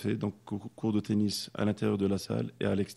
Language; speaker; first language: French; non-native, local second language; Arabic